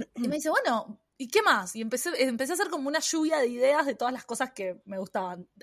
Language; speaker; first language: Spanish; native; Spanish